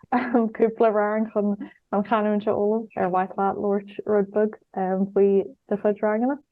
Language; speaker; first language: Irish; non-native, local second language; English